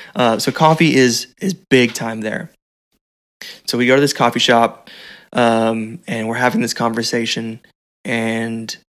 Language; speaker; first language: English; native; English